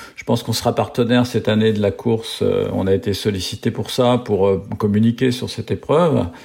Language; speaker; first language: French; native; French